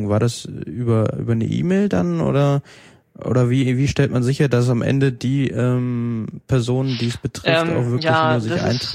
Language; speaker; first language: German; native; German